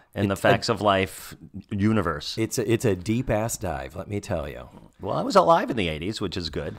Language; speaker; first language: English; native; English